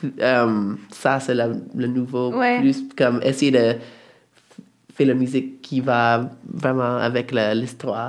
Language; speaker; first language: French; non-native, fluent; English